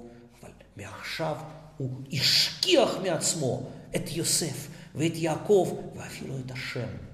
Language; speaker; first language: Hebrew; non-native, fluent; Russian